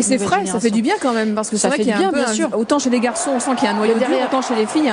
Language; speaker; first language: French; native; French